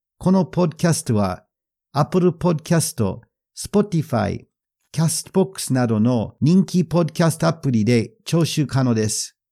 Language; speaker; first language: Japanese; non-native, fluent; English